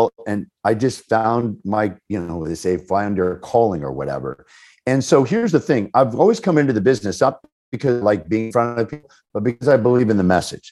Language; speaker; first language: English; native; English